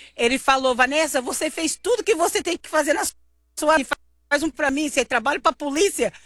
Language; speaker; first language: Portuguese; native; Portuguese